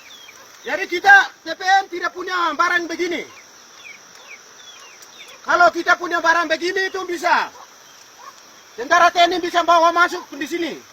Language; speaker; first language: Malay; non-native, local second language; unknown